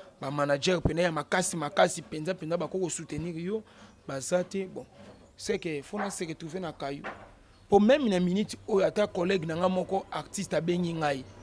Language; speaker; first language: Lingala; native; Lingala